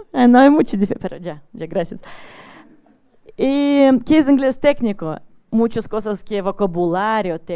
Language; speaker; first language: Spanish; non-native, learner; Russian